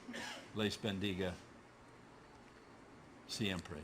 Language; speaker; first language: Spanish; non-native, learner; English